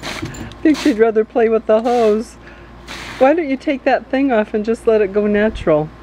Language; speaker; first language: English; native; English